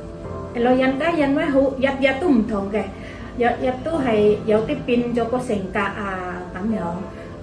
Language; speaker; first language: Cantonese; non-native, fluent; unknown